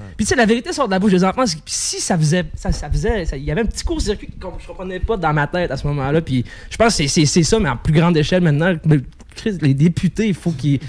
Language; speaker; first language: French; native; French